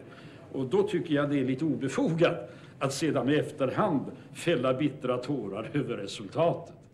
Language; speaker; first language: Swedish; native; Swedish